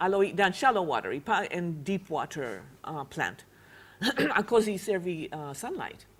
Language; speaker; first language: Haitian Creole; non-native, fluent; English